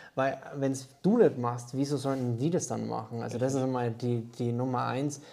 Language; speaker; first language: German; native; German